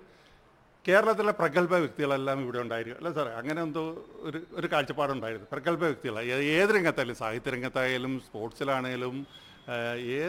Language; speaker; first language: Malayalam; native; Malayalam